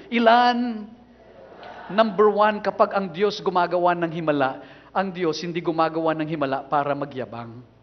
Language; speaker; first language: Filipino; non-native, local second language; Cebuano